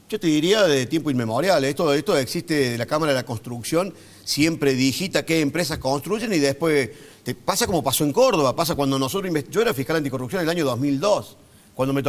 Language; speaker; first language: Spanish; native; Spanish